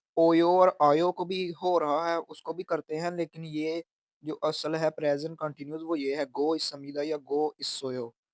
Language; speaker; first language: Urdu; native; Urdu